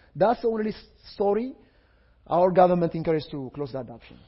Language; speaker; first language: English; non-native, fluent; Amharic